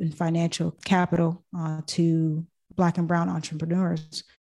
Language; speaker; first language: English; native; English